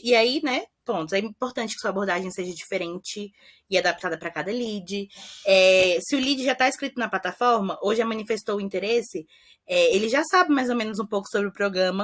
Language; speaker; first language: Portuguese; native; Portuguese